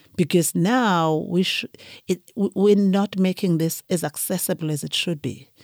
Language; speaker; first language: English; non-native, local second language; Zulu